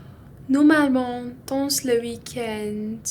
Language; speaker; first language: French; non-native, learner; English